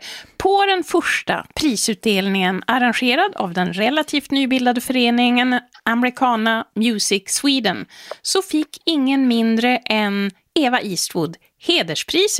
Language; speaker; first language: Swedish; native; Swedish